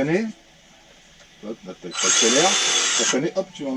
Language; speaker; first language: French; native; French